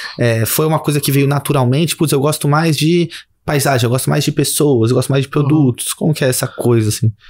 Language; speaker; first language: Portuguese; native; Portuguese